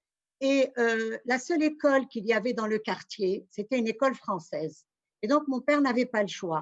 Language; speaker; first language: French; non-native, local second language; Arabic